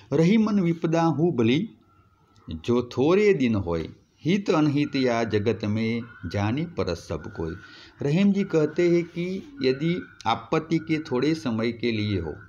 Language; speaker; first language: Hindi; non-native, local second language; Gujarati